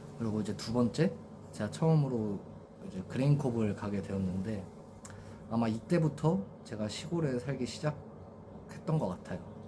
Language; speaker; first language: Korean; native; Korean